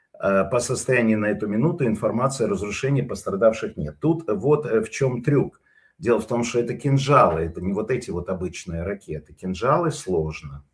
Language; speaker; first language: Russian; native; Russian